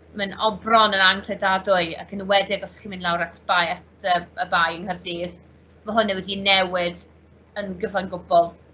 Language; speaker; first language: Welsh; native; Welsh